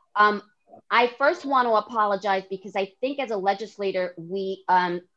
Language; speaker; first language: English; native; English